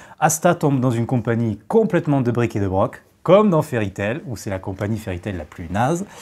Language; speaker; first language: French; native; French